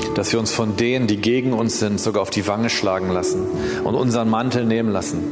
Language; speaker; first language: German; native; German